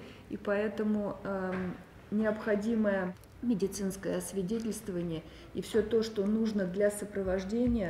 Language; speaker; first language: Russian; native; Russian